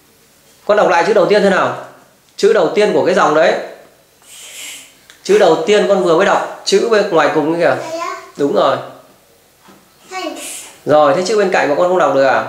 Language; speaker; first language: Vietnamese; native; Vietnamese